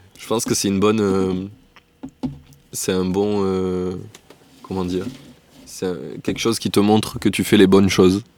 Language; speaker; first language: French; native; French